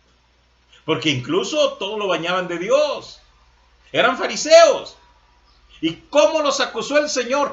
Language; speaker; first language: Spanish; native; Spanish